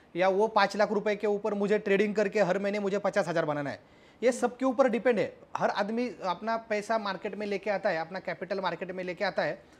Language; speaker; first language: Hindi; non-native, local second language; Marathi